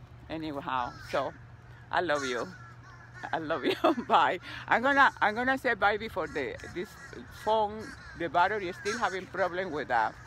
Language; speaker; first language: English; non-native, fluent; Spanish